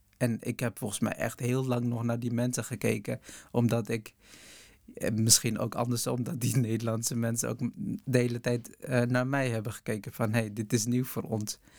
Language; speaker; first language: Dutch; early bilingual, other home language; Tigrinya